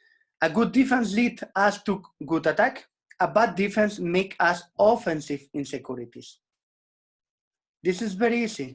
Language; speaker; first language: English; non-native, learner; Spanish